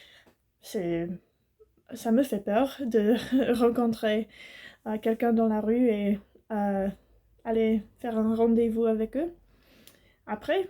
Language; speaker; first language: French; non-native, learner; English